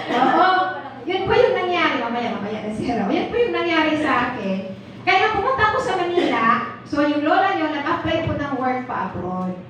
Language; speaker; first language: Filipino; non-native, local second language; Cebuano